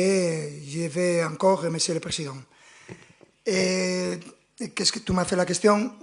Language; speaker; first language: French; non-native, fluent; Spanish